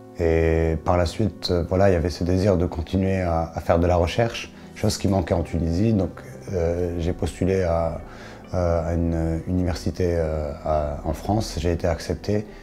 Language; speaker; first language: French; non-native, local second language; Arabic